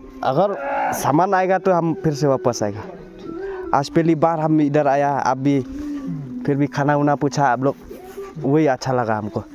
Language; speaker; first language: Hindi; non-native, local second language; Khasi